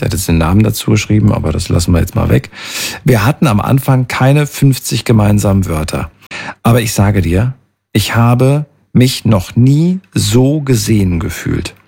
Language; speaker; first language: German; native; German